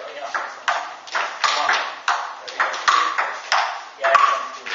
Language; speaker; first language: Dutch; non-native, learner; Chinese